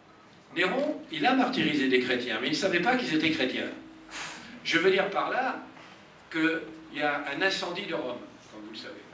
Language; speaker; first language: French; native; French